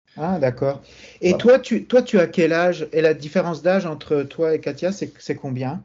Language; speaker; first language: French; native; French